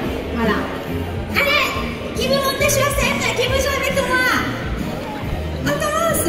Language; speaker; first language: French; non-native, learner; Japanese